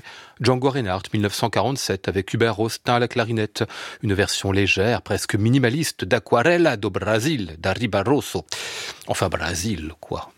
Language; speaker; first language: French; native; French